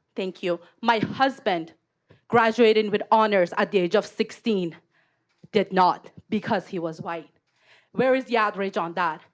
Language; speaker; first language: English; non-native, fluent; Persian